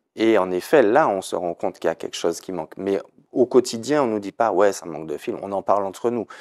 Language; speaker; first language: French; native; French